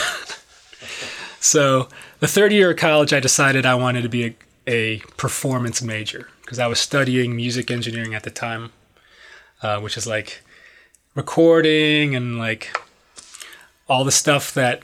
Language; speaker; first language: English; native; English